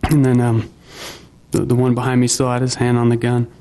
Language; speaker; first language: English; native; English